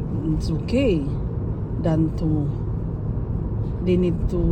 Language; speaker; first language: English; non-native, local second language; Waray